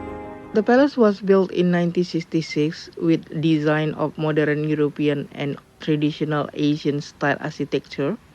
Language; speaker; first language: English; non-native, learner; Indonesian